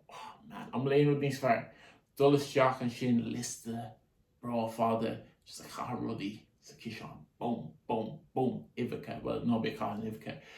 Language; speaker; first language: Irish; native; Irish